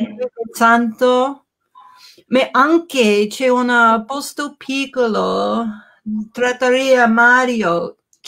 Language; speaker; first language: Italian; non-native, learner; English